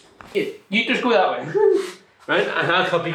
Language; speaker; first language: English; native; English